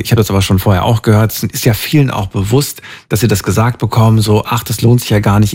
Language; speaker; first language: German; native; German